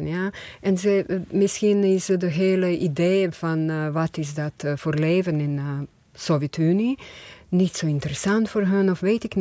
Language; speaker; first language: Dutch; non-native, fluent; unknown